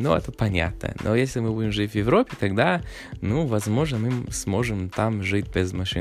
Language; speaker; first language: Russian; non-native, fluent; English